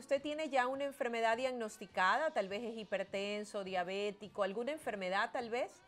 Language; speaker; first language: Spanish; native; Spanish